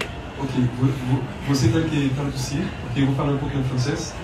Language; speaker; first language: Portuguese; non-native, learner; French